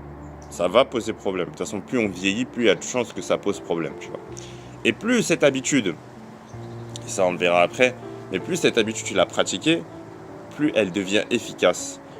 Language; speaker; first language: French; native; French